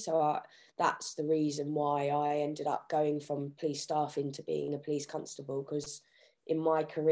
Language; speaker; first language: English; native; English